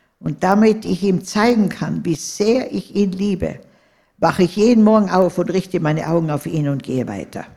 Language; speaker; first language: German; native; German